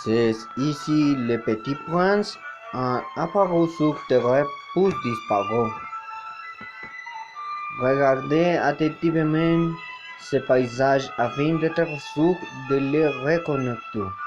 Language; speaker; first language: French; non-native, learner; Spanish